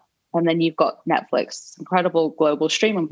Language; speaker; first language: English; native; English